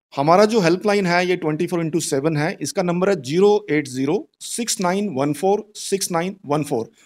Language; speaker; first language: Hindi; native; Hindi